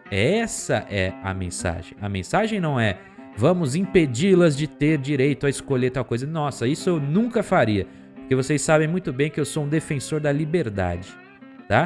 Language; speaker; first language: Portuguese; native; Portuguese